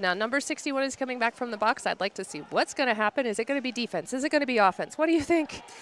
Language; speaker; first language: English; native; English